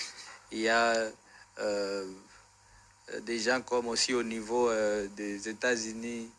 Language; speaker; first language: French; non-native, local second language; Swahili